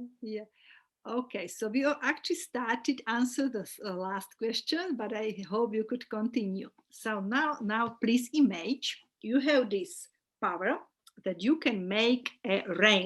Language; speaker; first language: English; non-native, fluent; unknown